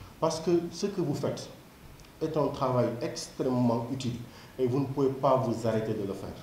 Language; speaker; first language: French; non-native, local second language; Wolof